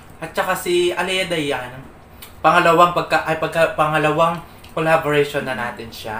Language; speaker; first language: Filipino; non-native, local second language; Pampanga